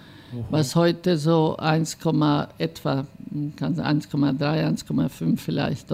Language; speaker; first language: German; non-native, fluent; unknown